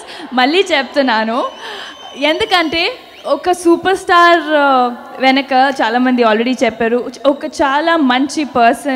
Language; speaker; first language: Telugu; non-native, fluent; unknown